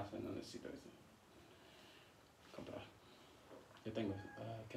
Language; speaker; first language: Spanish; non-native, learner; English